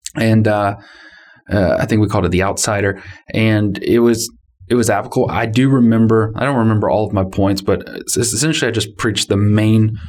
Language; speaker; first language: English; native; English